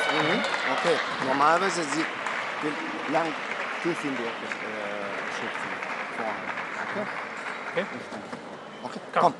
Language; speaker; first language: German; non-native, learner; Chinese